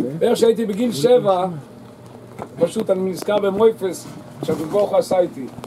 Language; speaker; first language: Hebrew; early bilingual, other home language; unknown